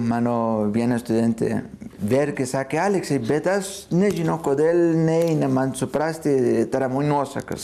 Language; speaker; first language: Lithuanian; non-native, fluent; Spanish